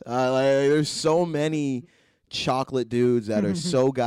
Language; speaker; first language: English; native; English